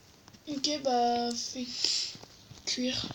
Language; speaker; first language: French; native; French